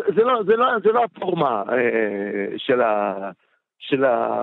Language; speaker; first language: Hebrew; native; Hebrew